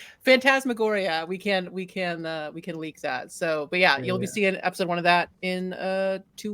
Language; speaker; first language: English; native; English